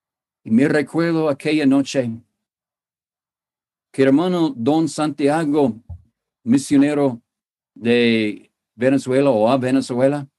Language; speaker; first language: Spanish; non-native, fluent; English